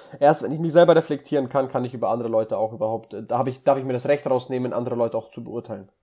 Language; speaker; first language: German; early bilingual, other home language; Russian